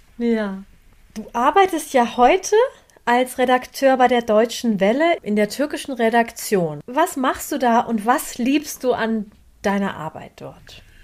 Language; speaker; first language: German; early bilingual, other home language; Turkish